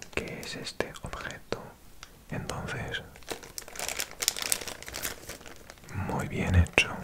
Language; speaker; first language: Spanish; non-native, learner; Welsh